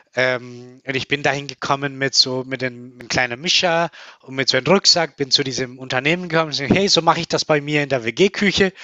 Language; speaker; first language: German; non-native, fluent; Spanish